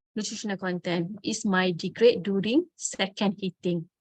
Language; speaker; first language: English; non-native, local second language; Malay